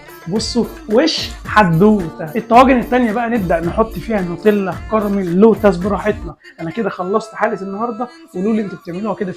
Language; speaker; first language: Arabic; native; Arabic